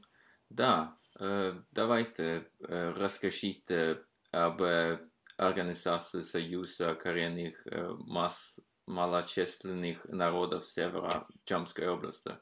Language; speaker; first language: Russian; non-native, fluent; Norwegian